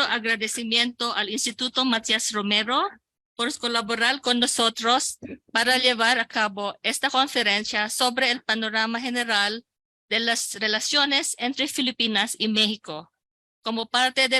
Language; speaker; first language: Spanish; non-native, local second language; Filipino